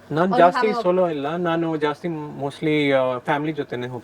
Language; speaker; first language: Kannada; non-native, learner; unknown